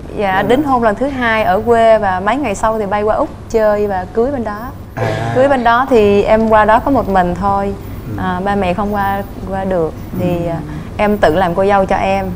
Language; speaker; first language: Vietnamese; native; Vietnamese